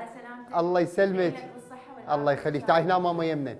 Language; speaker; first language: Arabic; native; Arabic